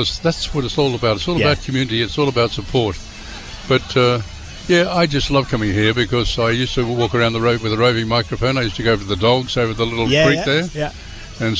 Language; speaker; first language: English; native; English